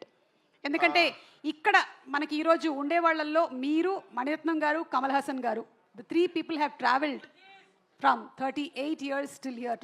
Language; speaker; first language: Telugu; native; Telugu